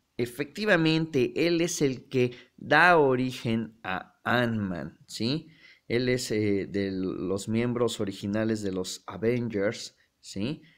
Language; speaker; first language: Spanish; native; Spanish